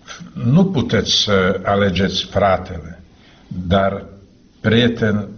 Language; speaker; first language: Romanian; non-native, fluent; Slovak